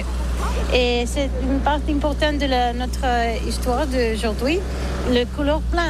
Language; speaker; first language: French; non-native, learner; Catalan